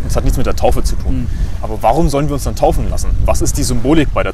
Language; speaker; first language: German; native; German